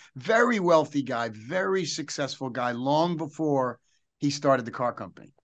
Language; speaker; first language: English; native; English